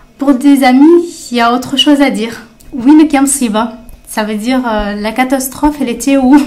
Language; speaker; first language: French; non-native, local second language; Arabic